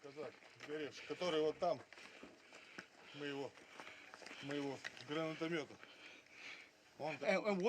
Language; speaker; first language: Russian; native; Russian